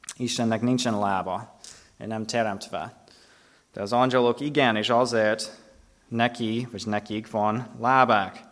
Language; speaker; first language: Hungarian; non-native, fluent; English